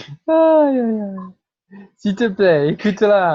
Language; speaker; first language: French; non-native, fluent; Portuguese